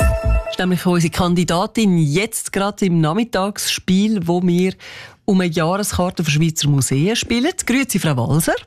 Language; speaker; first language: German; native; German